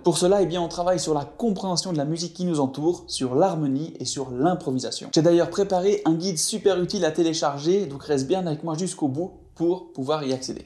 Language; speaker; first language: French; native; French